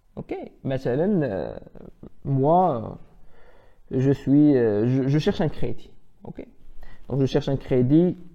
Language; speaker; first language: French; non-native, local second language; Arabic